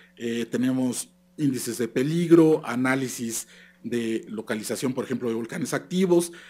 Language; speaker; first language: Spanish; native; Spanish